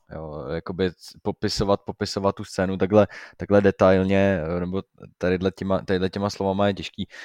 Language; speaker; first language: Czech; native; Czech